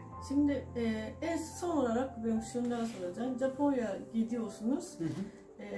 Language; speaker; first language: Turkish; non-native, fluent; Japanese